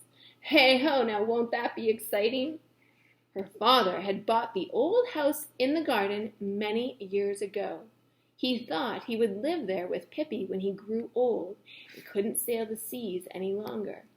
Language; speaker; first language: English; native; English